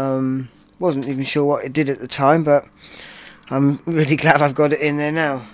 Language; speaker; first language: English; native; English